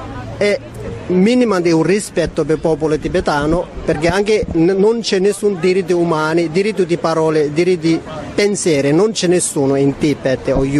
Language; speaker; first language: Italian; non-native, fluent; Tibetan